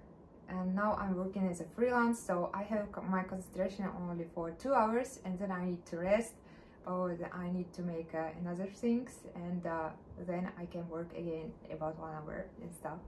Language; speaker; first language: English; non-native, learner; Russian